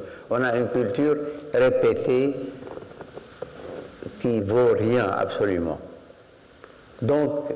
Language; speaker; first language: French; non-native, fluent; Arabic